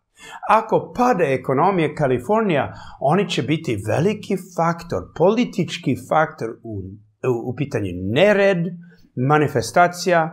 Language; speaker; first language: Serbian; early bilingual, heritage; English